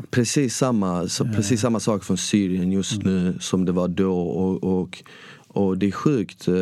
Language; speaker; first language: Swedish; early bilingual, other home language; Bosnian